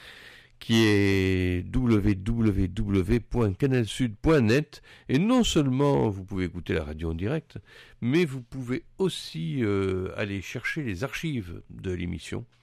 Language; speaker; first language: French; native; French